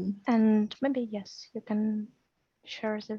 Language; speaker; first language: English; non-native, fluent; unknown